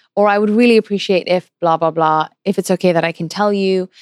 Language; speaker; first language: English; native; English